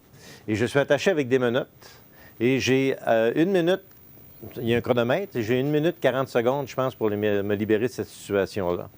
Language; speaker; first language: French; native; French